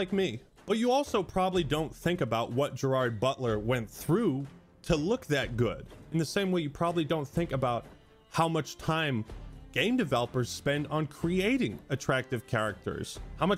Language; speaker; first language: English; native; English